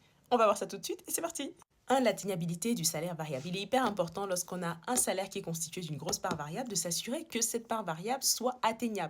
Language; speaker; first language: French; native; French